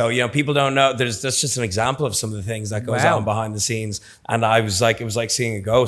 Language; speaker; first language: English; native; English